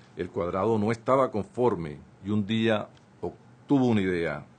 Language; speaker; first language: Spanish; native; Spanish